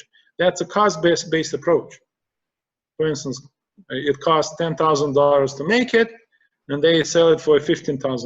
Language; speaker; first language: English; non-native, fluent; Russian